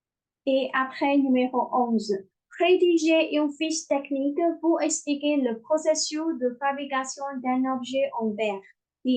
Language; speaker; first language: French; non-native, fluent; Burmese